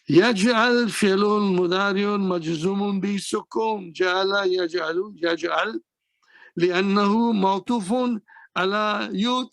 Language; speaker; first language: Arabic; non-native, fluent; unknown